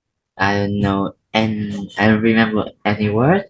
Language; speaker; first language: English; non-native, learner; Vietnamese